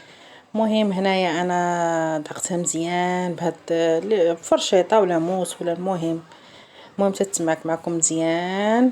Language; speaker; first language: Arabic; native; Arabic